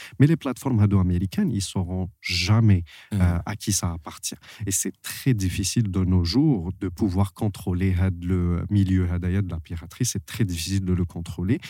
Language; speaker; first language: French; non-native, local second language; Arabic